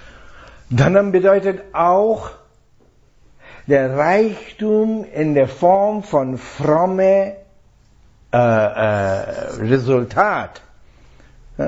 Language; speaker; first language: German; non-native, fluent; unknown